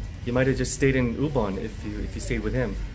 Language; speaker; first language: English; native; English